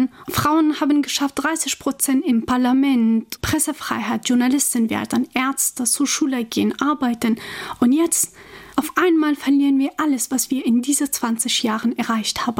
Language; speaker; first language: German; non-native, fluent; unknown